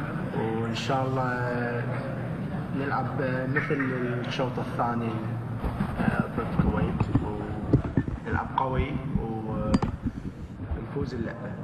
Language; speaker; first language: Arabic; early bilingual, heritage; Arabic